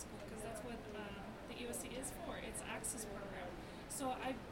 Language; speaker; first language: English; non-native, fluent; Russian